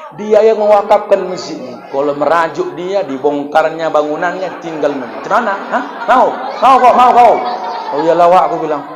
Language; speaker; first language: Malay; native; Malay